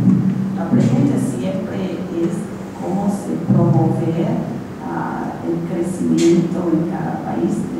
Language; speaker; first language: Spanish; non-native, fluent; English